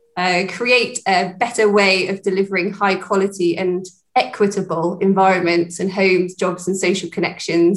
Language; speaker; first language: English; native; English